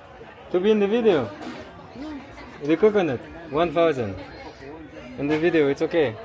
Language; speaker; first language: English; non-native, learner; French